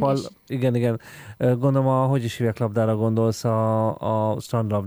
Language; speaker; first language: Hungarian; native; Hungarian